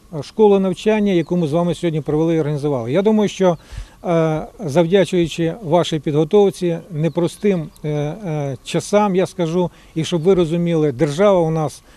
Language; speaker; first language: Ukrainian; non-native, local second language; Russian